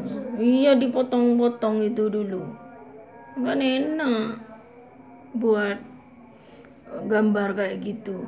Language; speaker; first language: Indonesian; native; Indonesian